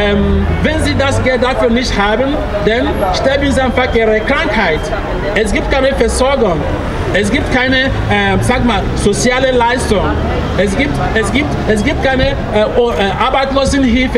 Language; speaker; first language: German; non-native, fluent; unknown